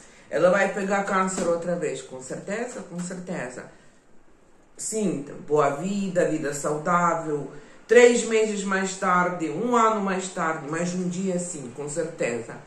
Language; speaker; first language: Portuguese; non-native, fluent; Ukrainian